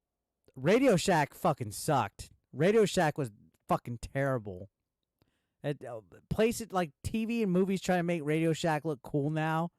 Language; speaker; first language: English; native; English